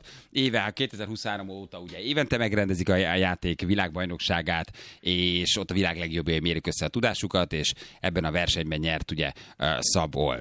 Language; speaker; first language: Hungarian; native; Hungarian